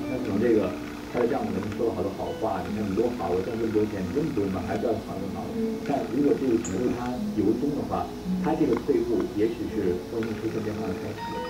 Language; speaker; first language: Chinese; native; Chinese